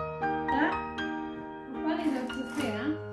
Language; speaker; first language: French; non-native, learner; Hmong